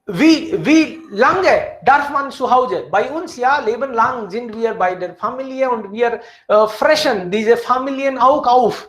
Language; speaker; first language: German; non-native, fluent; Hindi